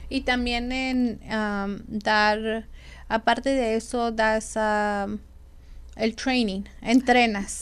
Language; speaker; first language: Spanish; native; Spanish